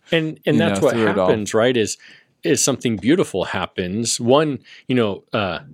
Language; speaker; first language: English; native; English